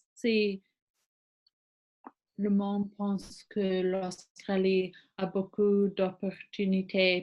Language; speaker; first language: French; non-native, learner; English